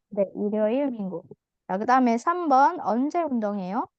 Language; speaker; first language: Korean; non-native, fluent; Indonesian